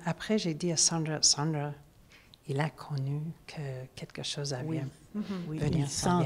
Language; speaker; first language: French; non-native, learner; English